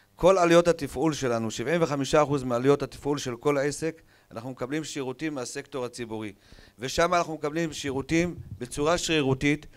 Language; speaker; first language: Hebrew; native; Hebrew